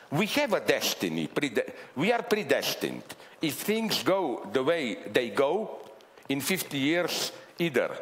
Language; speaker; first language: English; non-native, fluent; Slovenian